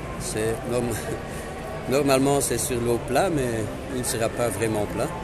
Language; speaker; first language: French; non-native, local second language; Dutch